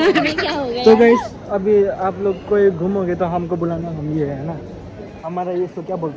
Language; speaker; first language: Hindi; non-native, local second language; Nepali